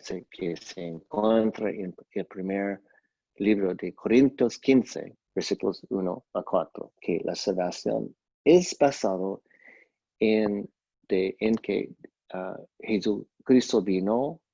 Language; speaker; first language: Spanish; non-native, fluent; English